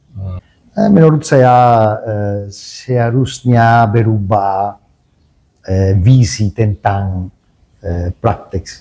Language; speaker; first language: Indonesian; non-native, learner; Italian